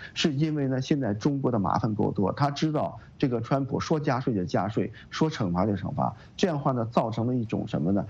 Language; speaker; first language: Chinese; native; Chinese